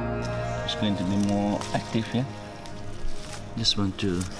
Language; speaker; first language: English; non-native, fluent; Malay